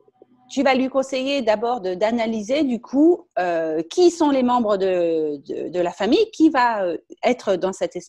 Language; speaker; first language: French; native; French